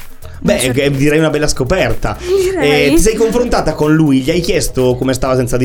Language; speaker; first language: Italian; native; Italian